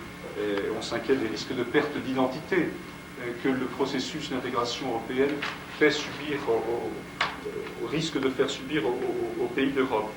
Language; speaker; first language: French; native; French